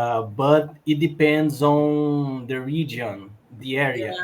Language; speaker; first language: English; non-native, learner; Portuguese